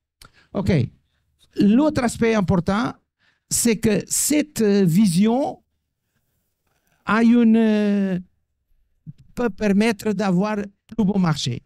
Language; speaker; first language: French; non-native, fluent; Portuguese